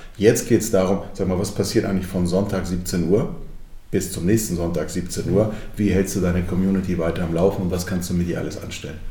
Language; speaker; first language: German; early bilingual, other home language; Croatian